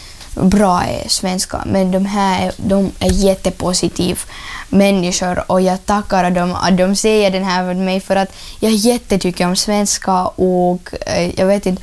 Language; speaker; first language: Swedish; non-native, learner; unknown